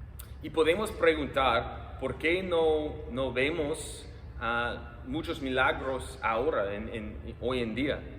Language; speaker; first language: Spanish; non-native, fluent; English